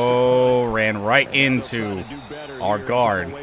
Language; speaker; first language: English; native; English